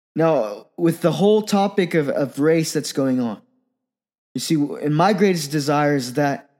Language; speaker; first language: English; native; English